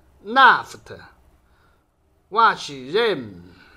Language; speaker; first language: English; non-native, learner; Chinese